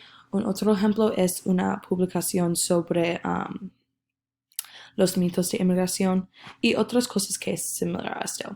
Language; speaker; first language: Spanish; non-native, learner; English